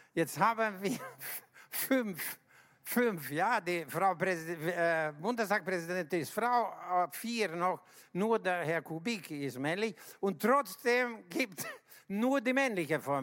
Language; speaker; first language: German; non-native, fluent; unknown